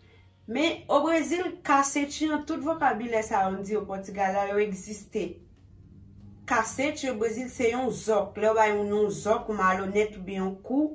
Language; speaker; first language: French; non-native, local second language; Haitian Creole